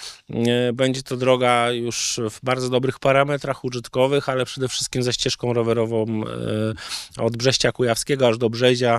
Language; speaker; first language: Polish; native; Polish